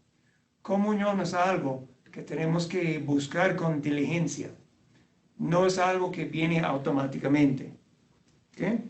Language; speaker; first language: Spanish; non-native, fluent; English